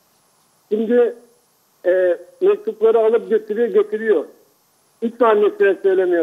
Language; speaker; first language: Turkish; native; Turkish